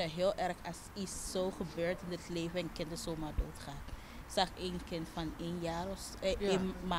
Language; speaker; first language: Dutch; non-native, fluent; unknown